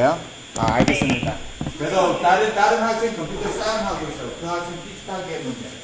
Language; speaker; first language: Korean; non-native, learner; English